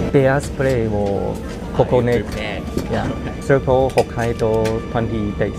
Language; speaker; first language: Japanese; non-native, learner; Chinese